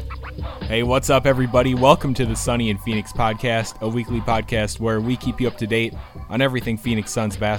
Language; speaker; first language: English; native; English